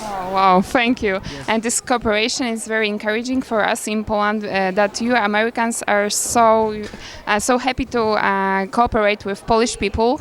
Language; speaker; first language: English; non-native, learner; Polish